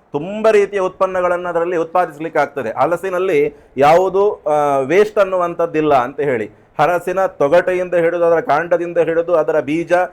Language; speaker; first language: Kannada; native; Kannada